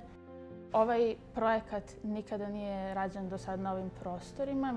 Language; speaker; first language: Serbian; native; Serbian